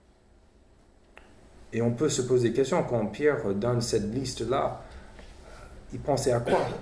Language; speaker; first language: French; non-native, fluent; English